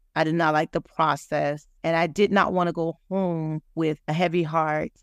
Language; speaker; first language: English; native; English